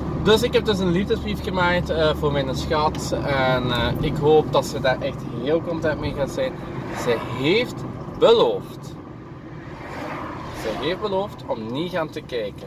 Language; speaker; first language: Dutch; native; Dutch